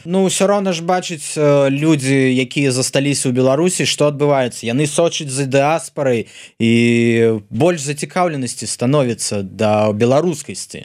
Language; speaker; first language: Belarusian; non-native, local second language; Russian